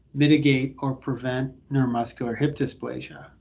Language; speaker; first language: English; native; English